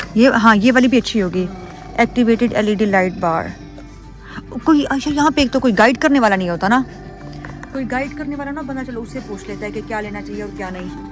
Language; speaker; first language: Urdu; native; Urdu